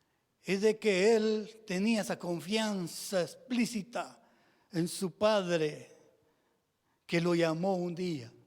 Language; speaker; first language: Spanish; native; Spanish